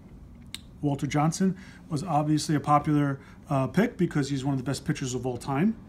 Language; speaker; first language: English; native; English